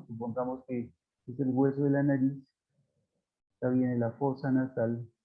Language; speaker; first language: Spanish; native; Spanish